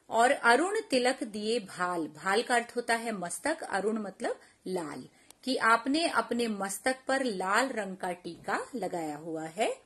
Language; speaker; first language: Hindi; non-native, local second language; Punjabi